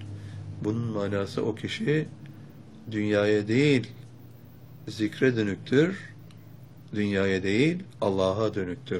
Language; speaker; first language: Turkish; native; Turkish